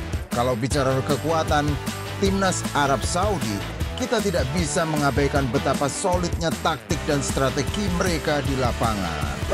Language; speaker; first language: Indonesian; native; Indonesian